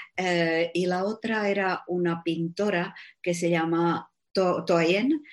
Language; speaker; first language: Spanish; non-native, fluent; Czech